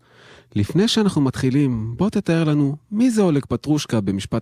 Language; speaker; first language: Hebrew; native; Hebrew